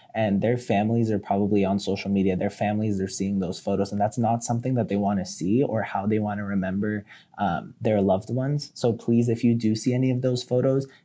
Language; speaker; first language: English; native; English